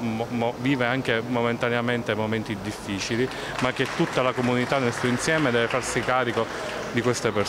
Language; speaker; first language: Italian; native; Italian